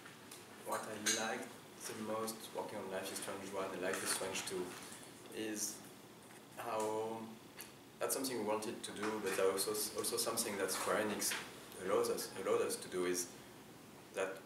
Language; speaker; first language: English; non-native, fluent; French